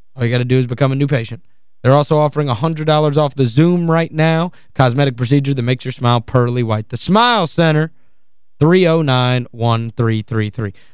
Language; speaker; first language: English; native; English